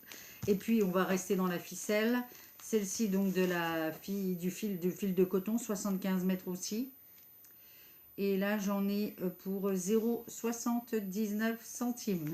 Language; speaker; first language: French; native; French